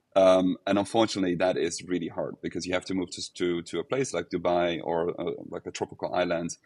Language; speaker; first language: English; non-native, fluent; Dutch